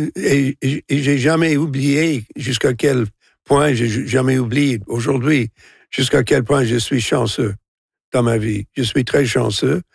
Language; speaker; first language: French; non-native, local second language; English